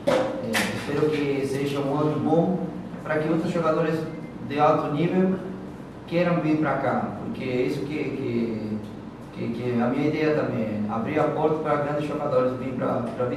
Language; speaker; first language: Portuguese; non-native, fluent; Spanish